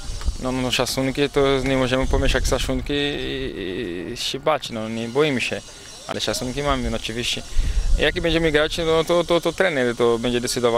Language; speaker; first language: Polish; non-native, learner; Portuguese